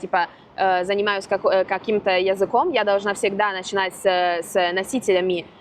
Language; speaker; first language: Russian; non-native, fluent; Italian